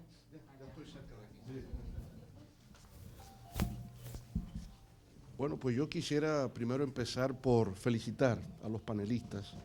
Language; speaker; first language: Spanish; native; Spanish